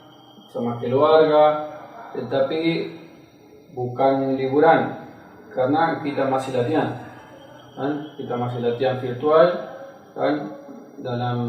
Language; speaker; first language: Indonesian; non-native, fluent; Spanish